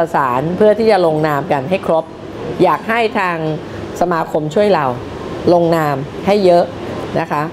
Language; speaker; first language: Thai; native; Thai